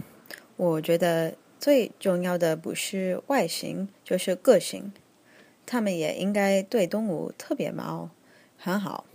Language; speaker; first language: Chinese; non-native, learner; English